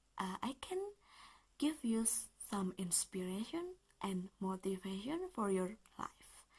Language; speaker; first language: English; non-native, learner; Indonesian